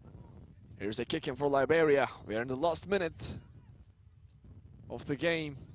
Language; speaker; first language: English; non-native, fluent; Turkish